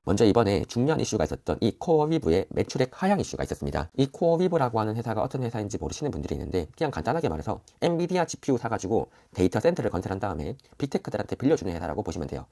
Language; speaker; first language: Korean; native; Korean